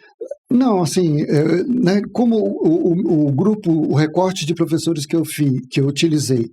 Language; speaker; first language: Portuguese; native; Portuguese